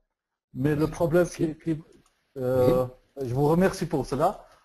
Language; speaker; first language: French; non-native, learner; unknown